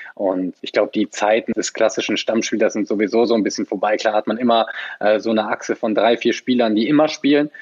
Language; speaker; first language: German; native; German